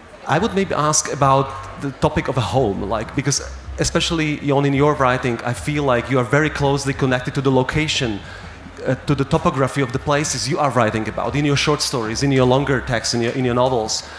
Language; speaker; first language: English; non-native, fluent; Slovak